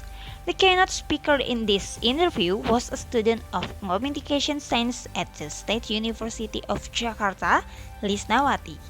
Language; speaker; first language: English; non-native, learner; Indonesian